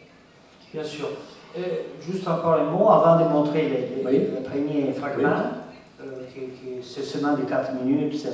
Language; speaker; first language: French; non-native, fluent; Italian